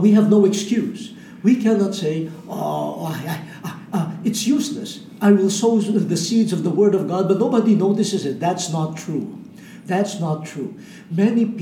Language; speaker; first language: English; non-native, local second language; Filipino